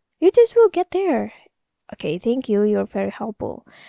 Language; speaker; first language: English; non-native, learner; Indonesian